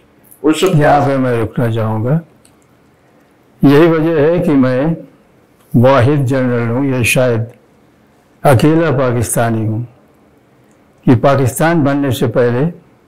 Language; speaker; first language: Urdu; native; Urdu